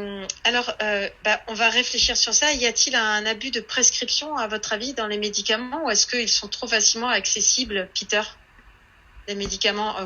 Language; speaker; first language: French; native; French